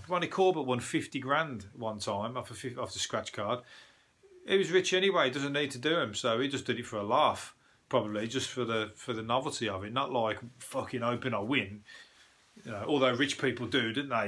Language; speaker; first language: English; native; English